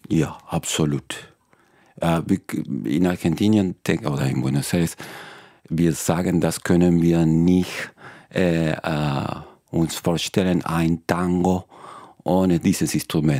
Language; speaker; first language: German; non-native, fluent; Spanish